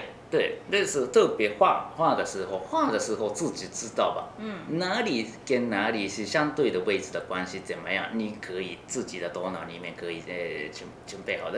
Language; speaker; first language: Chinese; non-native, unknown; Japanese